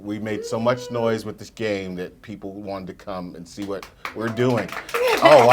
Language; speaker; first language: English; native; English